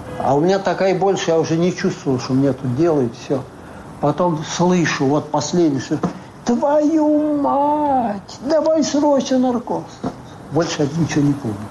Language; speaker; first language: Russian; native; Russian